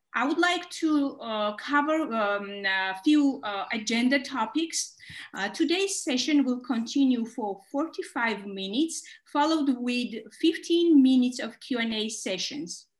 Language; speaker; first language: English; non-native, fluent; Georgian